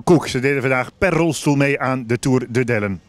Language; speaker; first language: Dutch; native; Dutch